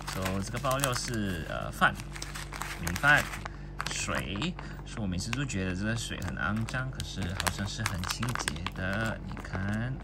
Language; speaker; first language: Chinese; non-native, local second language; English